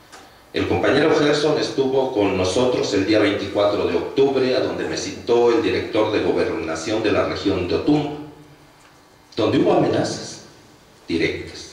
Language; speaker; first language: Spanish; native; Spanish